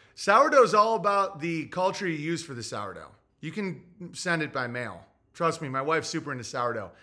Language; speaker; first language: English; native; English